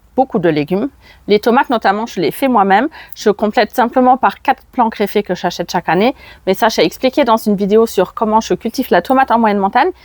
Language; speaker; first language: French; non-native, fluent; German